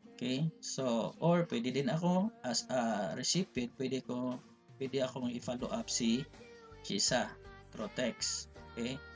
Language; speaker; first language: Filipino; non-native, local second language; Cebuano